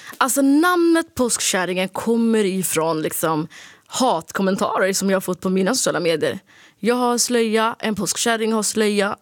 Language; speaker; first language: Swedish; early bilingual, other home language; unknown